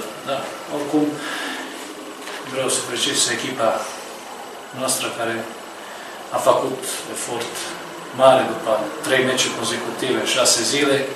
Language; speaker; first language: Romanian; non-native, fluent; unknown